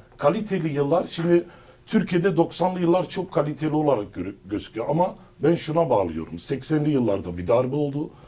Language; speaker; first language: Turkish; early bilingual, heritage; Turkish